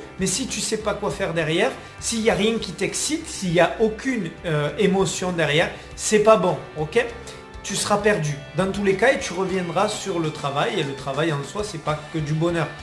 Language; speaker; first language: French; native; French